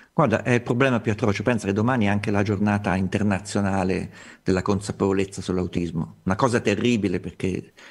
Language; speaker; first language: Italian; native; Italian